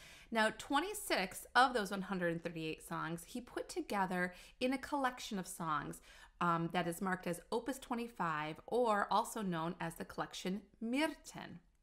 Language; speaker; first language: English; native; English